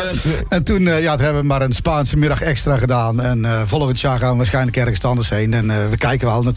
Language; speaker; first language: Dutch; native; Dutch